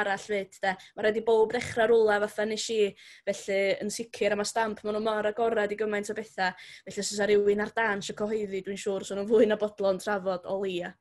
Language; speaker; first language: Welsh; native; Welsh